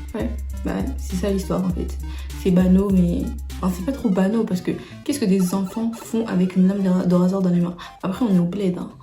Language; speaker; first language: French; early bilingual, other home language; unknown